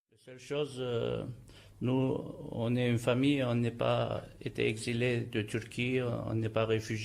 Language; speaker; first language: French; non-native, fluent; Turkish